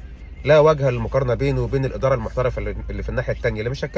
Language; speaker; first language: Arabic; native; Arabic